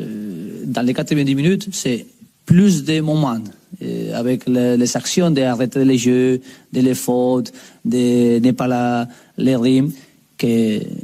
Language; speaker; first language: French; non-native, learner; Spanish